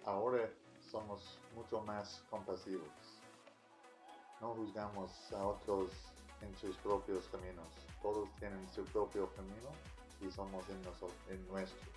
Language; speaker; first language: Spanish; non-native, learner; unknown